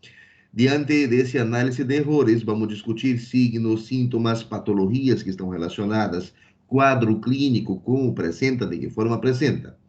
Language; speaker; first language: Portuguese; non-native, fluent; Spanish